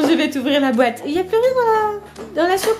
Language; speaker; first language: French; native; French